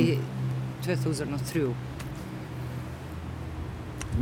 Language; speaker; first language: Icelandic; non-native, learner; Albanian